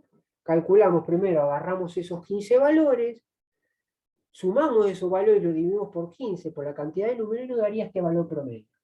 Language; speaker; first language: Spanish; native; Spanish